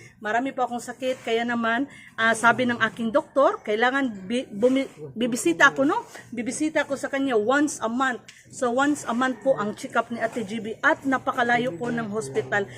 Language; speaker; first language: Filipino; non-native, local second language; Cebuano